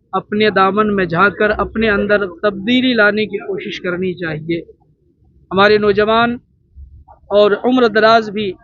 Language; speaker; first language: Urdu; native; Urdu